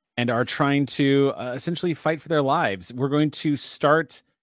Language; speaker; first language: English; native; English